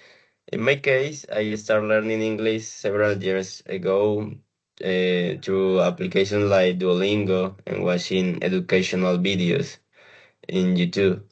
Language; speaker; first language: English; non-native, learner; Spanish